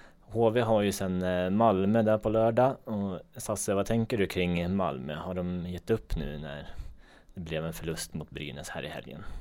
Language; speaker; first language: Swedish; native; Swedish